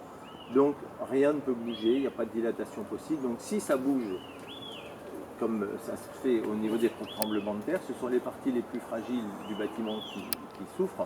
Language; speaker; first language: French; native; French